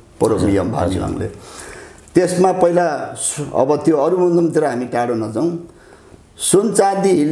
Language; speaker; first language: Nepali; non-native, local second language; Limbu